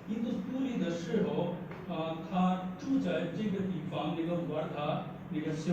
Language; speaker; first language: Chinese; non-native, learner; Hindi